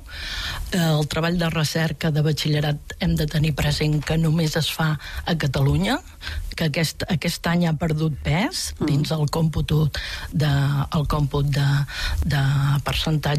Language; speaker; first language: Catalan; native; Catalan